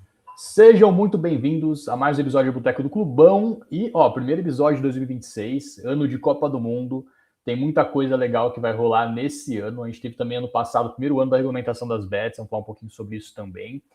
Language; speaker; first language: Portuguese; native; Portuguese